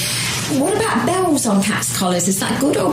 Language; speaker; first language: English; native; English